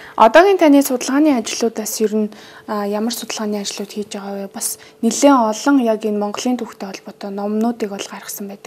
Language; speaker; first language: Mongolian; native; Mongolian